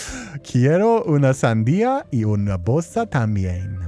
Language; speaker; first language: Spanish; non-native, learner; English